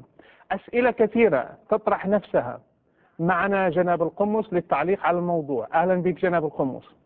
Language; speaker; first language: Arabic; native; Arabic